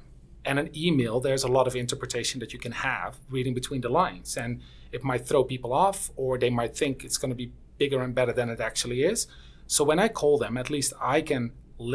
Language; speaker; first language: English; non-native, fluent; Dutch